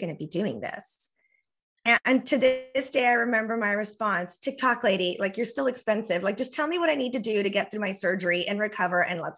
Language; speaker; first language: English; early bilingual, other home language; Spanish